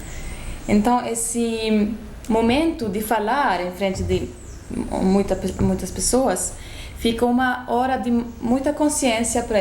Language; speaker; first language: Portuguese; non-native, fluent; Swedish